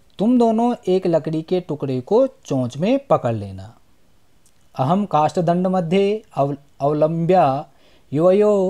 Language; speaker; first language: Hindi; native; Hindi